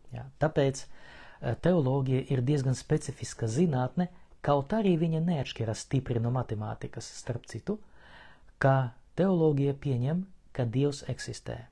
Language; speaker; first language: Latvian; non-native, local second language; Russian